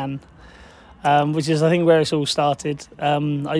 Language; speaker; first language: English; native; English